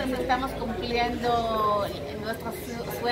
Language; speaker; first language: Spanish; non-native, fluent; Hebrew